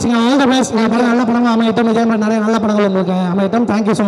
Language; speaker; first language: Tamil; native; Tamil